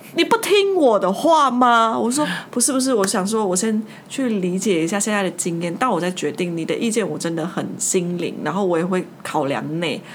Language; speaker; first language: Chinese; native; Chinese